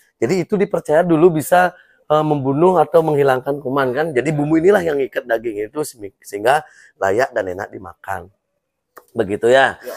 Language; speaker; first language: Indonesian; non-native, local second language; Balinese